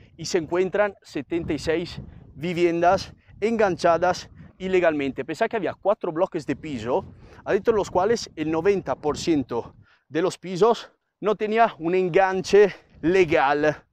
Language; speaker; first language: Spanish; non-native, fluent; Italian